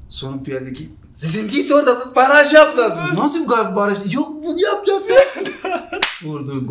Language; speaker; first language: Turkish; non-native, learner; Portuguese